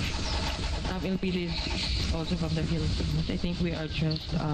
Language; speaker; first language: English; non-native, local second language; Filipino